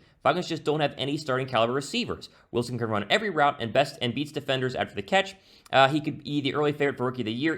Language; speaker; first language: English; native; English